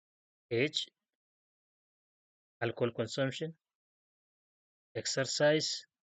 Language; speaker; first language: English; non-native, local second language; Oromo